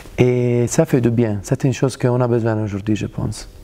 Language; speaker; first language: French; non-native, fluent; Italian